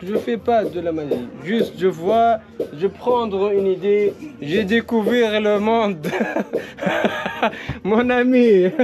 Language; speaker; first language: French; non-native, learner; Arabic